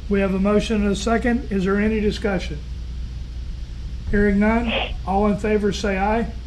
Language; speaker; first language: English; native; English